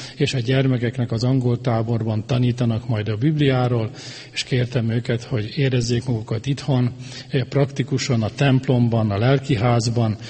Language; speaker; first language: Hungarian; native; Hungarian